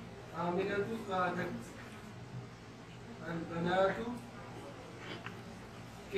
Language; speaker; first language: Arabic; non-native, learner; Urdu